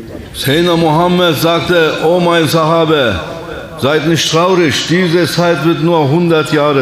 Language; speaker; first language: German; non-native, fluent; Turkish